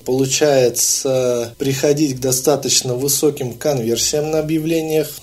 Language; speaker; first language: Russian; native; Russian